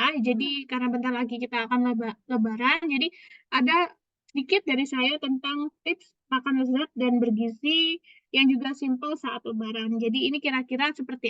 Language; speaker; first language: Indonesian; native; Indonesian